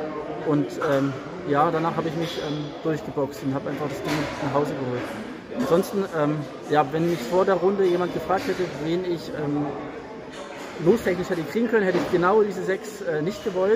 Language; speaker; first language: German; native; German